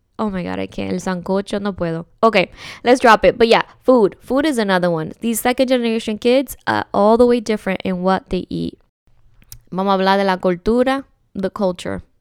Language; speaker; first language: English; early bilingual, other home language; Spanish